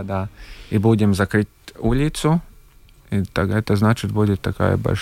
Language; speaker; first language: Russian; non-native, local second language; Latvian